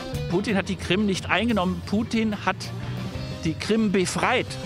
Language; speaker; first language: German; native; German